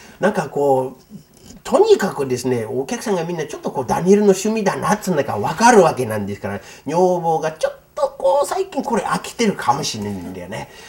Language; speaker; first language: Japanese; non-native, fluent; English